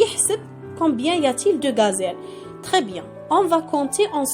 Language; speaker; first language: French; non-native, local second language; Arabic